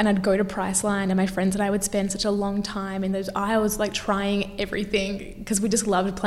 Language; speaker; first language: English; native; English